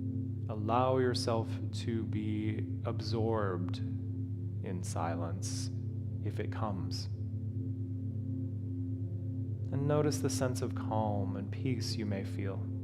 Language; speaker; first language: English; native; English